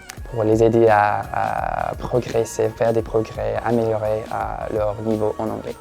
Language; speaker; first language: French; non-native, fluent; English